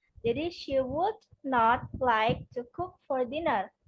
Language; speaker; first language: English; non-native, fluent; Indonesian